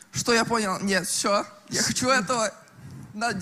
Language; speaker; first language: Russian; non-native, local second language; Latvian